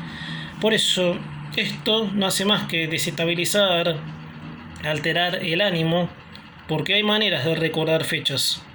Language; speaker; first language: Spanish; native; Spanish